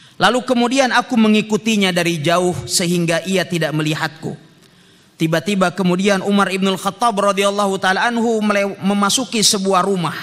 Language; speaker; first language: Indonesian; native; Indonesian